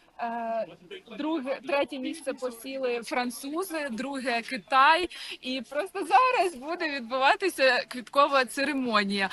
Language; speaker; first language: Ukrainian; native; Ukrainian